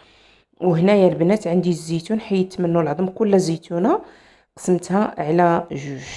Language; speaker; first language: Arabic; native; Arabic